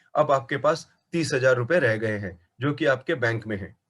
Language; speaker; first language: Hindi; non-native, local second language; Marathi